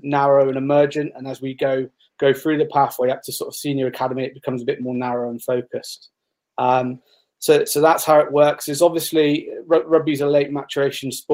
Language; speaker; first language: English; native; English